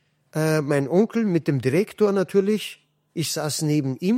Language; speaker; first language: German; non-native, fluent; Kurdish